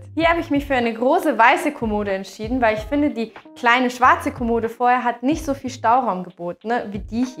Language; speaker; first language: German; native; German